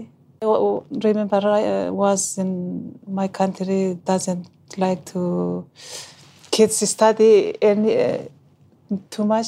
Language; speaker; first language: English; non-native, learner; Hazaragi